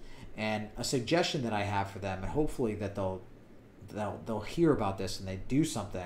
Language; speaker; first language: English; native; English